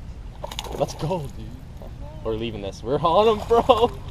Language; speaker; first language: English; native; English